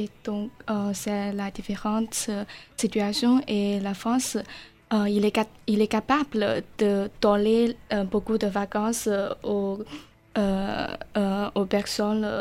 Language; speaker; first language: French; non-native, learner; Chinese